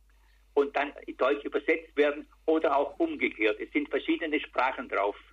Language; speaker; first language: German; native; German